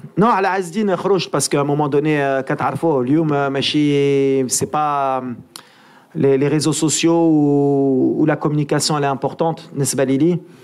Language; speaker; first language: French; native; French